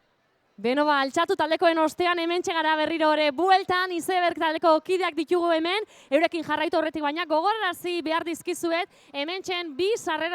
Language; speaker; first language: Basque; native; Basque